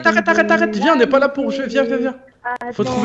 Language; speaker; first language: French; native; French